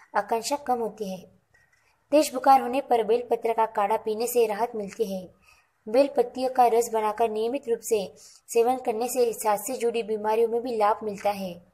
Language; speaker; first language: Hindi; non-native, local second language; Marathi